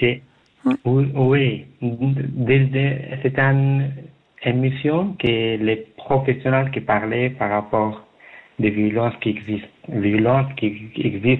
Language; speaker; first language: French; non-native, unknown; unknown